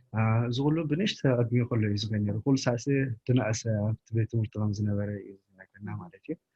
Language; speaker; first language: Tigrinya; native; Tigrinya